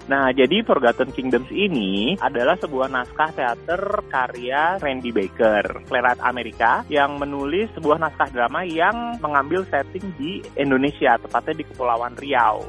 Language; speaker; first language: Indonesian; native; Indonesian